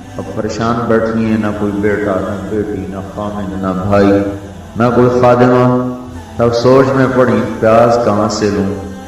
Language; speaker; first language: Urdu; non-native, local second language; Punjabi